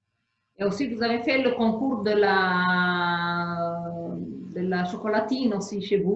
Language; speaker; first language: French; non-native, fluent; Arabic